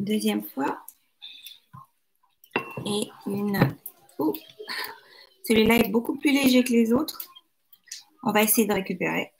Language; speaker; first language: French; non-native, local second language; Lingala